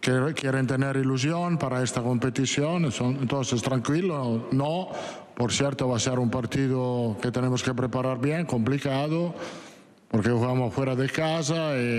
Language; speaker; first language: Spanish; non-native, fluent; Italian